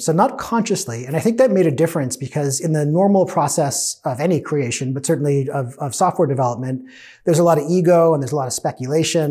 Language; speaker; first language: English; native; English